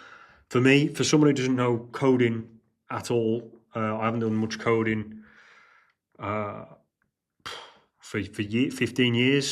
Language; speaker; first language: English; native; English